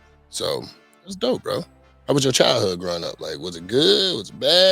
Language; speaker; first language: English; native; English